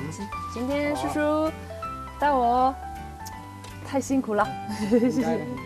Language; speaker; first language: Chinese; non-native, learner; Korean